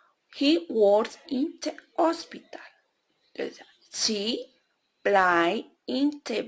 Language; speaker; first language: English; non-native, learner; Spanish